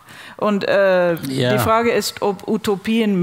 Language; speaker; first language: German; non-native, fluent; English